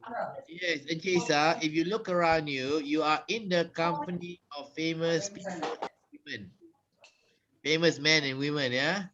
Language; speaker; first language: English; non-native, fluent; Malay